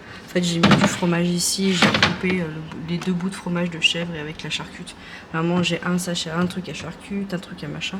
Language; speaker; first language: French; native; French